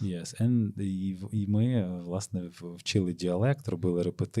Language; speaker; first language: Ukrainian; native; Ukrainian